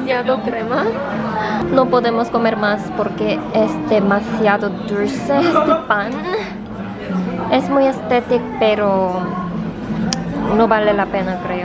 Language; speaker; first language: Spanish; non-native, learner; Korean